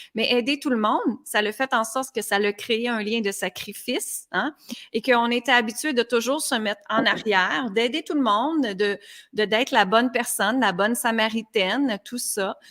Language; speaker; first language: French; native; French